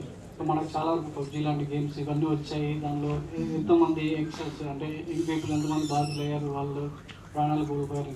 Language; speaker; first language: Telugu; native; Telugu